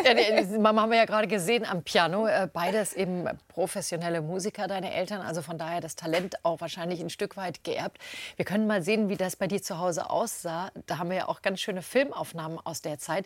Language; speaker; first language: German; native; German